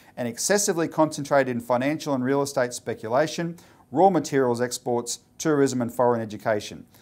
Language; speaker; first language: English; native; English